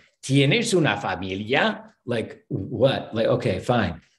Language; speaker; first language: Spanish; non-native, fluent; English